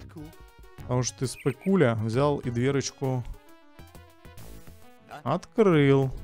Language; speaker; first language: Russian; native; Russian